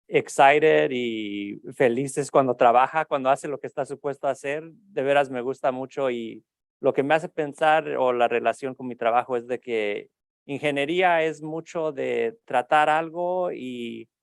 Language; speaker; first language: Spanish; early bilingual, heritage; Spanish